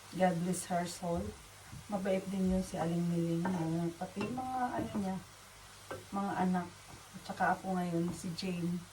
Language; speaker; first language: Filipino; non-native, local second language; Waray